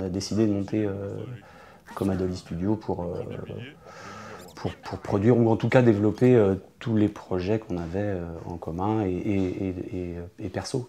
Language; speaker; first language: French; native; French